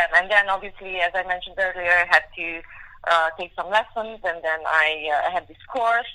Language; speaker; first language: English; non-native, fluent; Hungarian